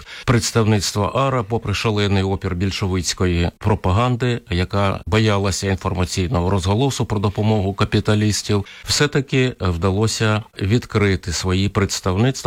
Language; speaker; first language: Ukrainian; native; Ukrainian